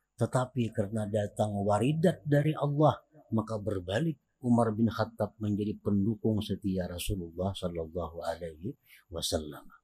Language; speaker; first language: Indonesian; non-native, local second language; Banjar